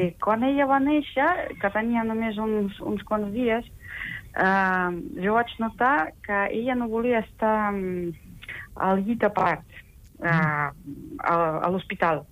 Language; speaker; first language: Catalan; non-native, fluent; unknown